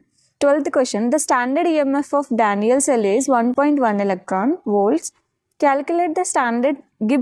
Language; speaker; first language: English; non-native, local second language; Telugu